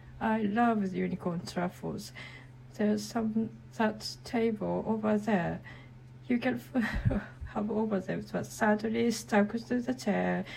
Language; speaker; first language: English; non-native, learner; Japanese